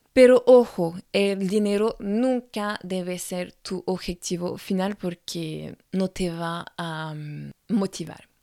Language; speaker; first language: Spanish; non-native, fluent; French